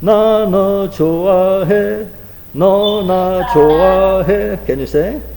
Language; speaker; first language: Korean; non-native, fluent; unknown